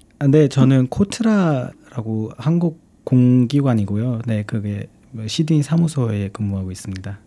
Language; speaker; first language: Korean; non-native, fluent; Tamil